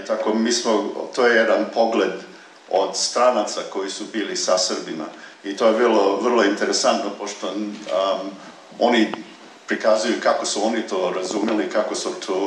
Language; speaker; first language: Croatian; early bilingual, heritage; Serbian